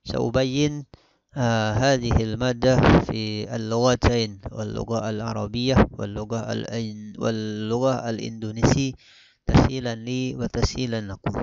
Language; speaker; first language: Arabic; non-native, fluent; Indonesian